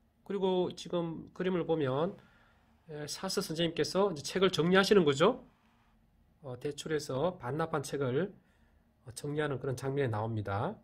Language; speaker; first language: Korean; native; Korean